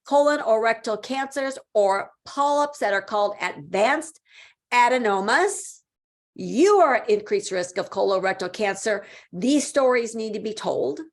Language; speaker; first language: English; native; English